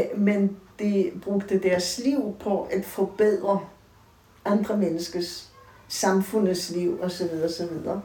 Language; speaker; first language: Danish; non-native, fluent; Polish